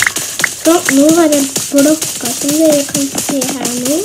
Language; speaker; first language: Norwegian; non-native, learner; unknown